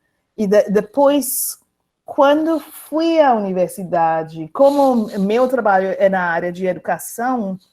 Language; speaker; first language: Portuguese; non-native, fluent; English